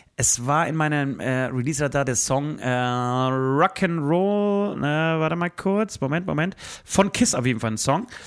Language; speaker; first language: German; early bilingual, other home language; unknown